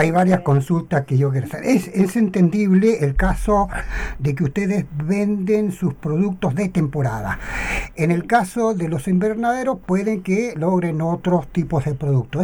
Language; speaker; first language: Spanish; native; Spanish